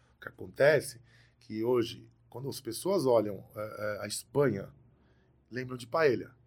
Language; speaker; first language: Portuguese; native; Portuguese